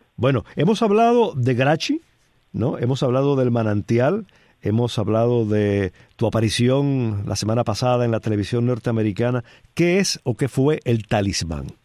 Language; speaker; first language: Spanish; native; Spanish